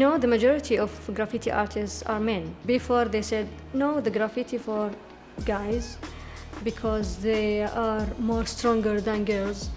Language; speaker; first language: English; non-native, learner; Arabic